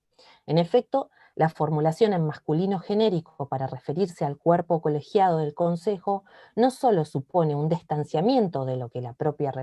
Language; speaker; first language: Spanish; native; Spanish